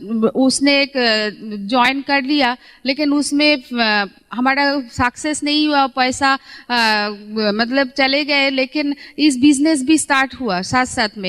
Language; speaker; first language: Hindi; non-native, local second language; Bangla